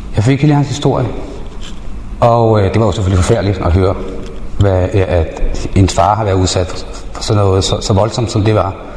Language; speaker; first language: Danish; early bilingual, other home language; Spanish